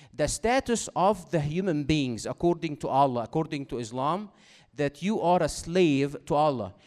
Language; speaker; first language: English; non-native, fluent; Arabic